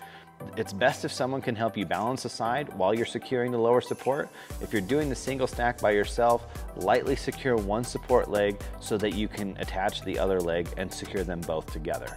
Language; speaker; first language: English; native; English